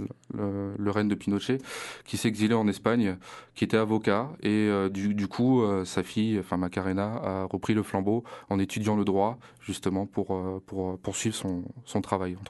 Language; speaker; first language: French; native; French